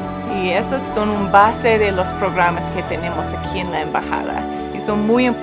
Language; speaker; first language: Spanish; non-native, fluent; English